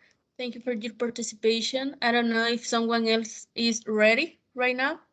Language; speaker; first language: English; non-native, fluent; Spanish